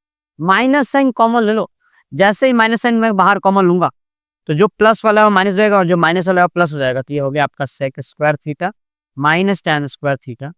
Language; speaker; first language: Hindi; non-native, local second language; Gujarati